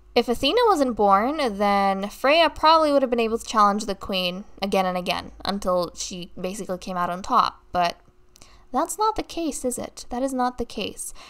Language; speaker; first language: English; native; English